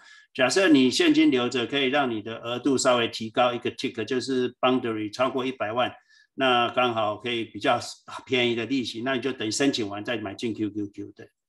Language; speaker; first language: Chinese; native; Chinese